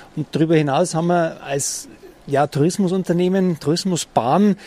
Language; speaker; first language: German; native; German